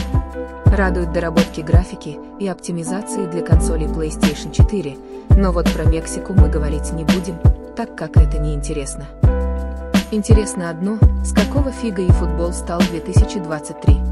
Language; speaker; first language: Russian; native; Russian